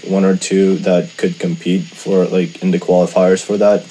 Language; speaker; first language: English; non-native, fluent; Russian